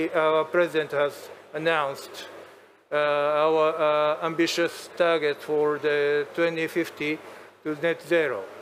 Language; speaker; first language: English; non-native, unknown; Japanese